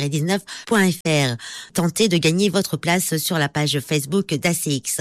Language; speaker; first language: French; native; French